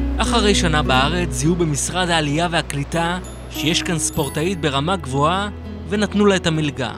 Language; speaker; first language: Hebrew; native; Hebrew